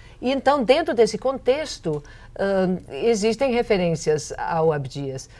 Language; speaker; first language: Portuguese; non-native, fluent; English